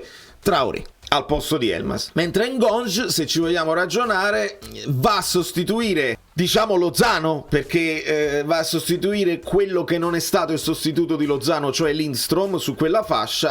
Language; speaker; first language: Italian; native; Italian